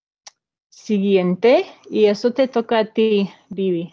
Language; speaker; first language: Spanish; non-native, fluent; English